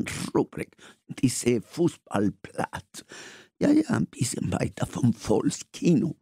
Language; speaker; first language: German; non-native, fluent; Spanish